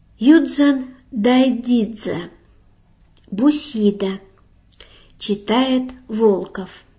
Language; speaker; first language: Russian; native; Russian